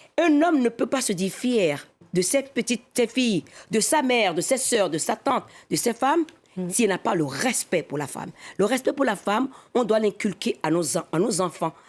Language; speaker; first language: French; non-native, local second language; Fon